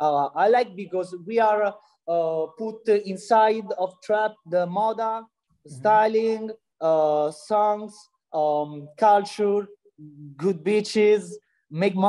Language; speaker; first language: English; non-native, learner; Italian